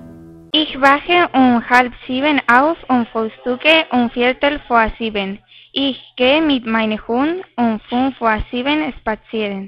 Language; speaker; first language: German; non-native, learner; Spanish